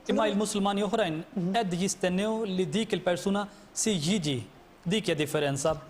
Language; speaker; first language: Maltese; non-native, fluent; Urdu